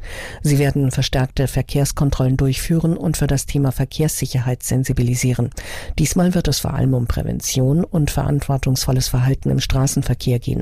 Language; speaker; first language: German; native; German